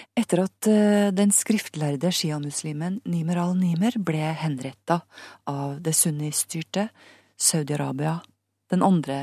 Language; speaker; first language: Norwegian; native; Norwegian